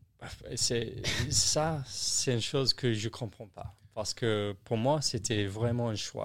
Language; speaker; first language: French; non-native, learner; English